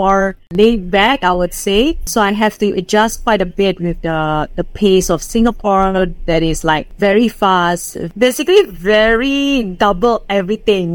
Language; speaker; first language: English; non-native, fluent; Indonesian